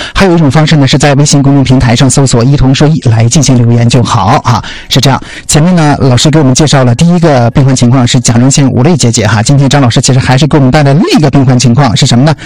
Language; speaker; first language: Chinese; native; Chinese